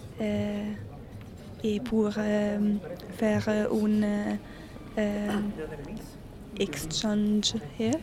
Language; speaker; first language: French; non-native, learner; Italian